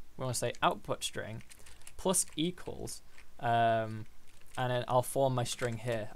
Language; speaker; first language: English; native; English